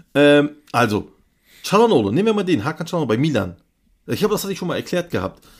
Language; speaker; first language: German; early bilingual, other home language; Turkish